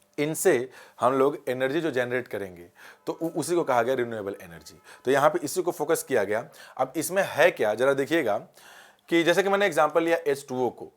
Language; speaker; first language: Hindi; native; Hindi